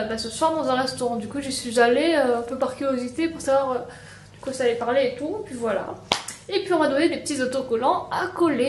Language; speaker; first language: French; native; French